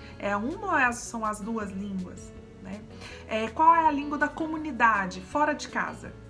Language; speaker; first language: Portuguese; native; Portuguese